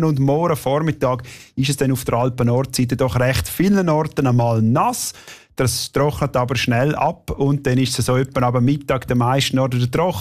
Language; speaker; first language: German; native; German